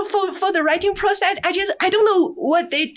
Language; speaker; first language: English; non-native, fluent; Chinese